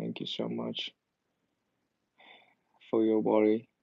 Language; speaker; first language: English; non-native, learner; Korean